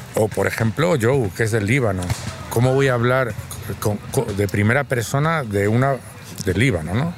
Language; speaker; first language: Spanish; native; Spanish